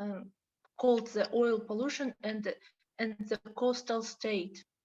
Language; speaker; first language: English; non-native, learner; Russian